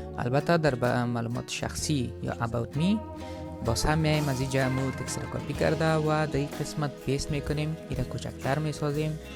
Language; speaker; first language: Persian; non-native, local second language; Pashto